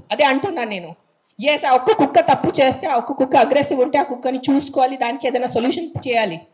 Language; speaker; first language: Telugu; non-native, fluent; Marathi